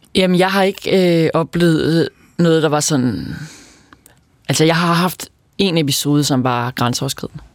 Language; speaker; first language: Danish; native; Danish